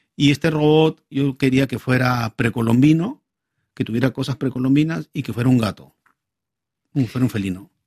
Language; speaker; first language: Spanish; native; Spanish